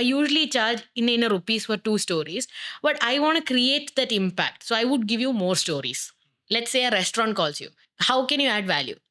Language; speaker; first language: English; non-native, local second language; Malayalam